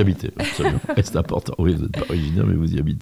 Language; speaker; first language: French; native; French